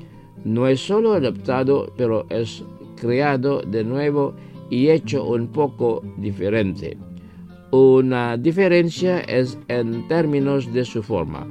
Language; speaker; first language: Spanish; non-native, fluent; Indonesian